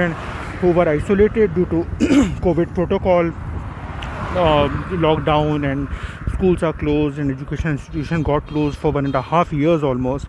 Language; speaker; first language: English; non-native, local second language; Hindi